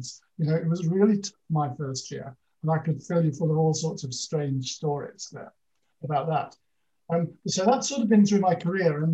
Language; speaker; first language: English; native; English